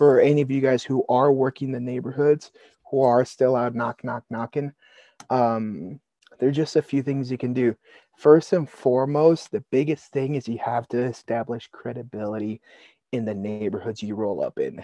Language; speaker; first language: English; native; English